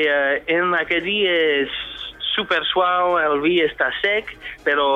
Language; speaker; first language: Catalan; non-native, fluent; French